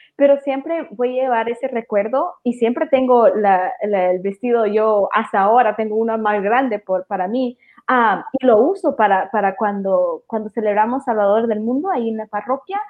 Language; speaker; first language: Spanish; early bilingual, heritage; Spanish